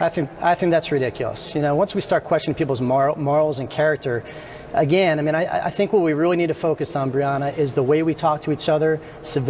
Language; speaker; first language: English; native; English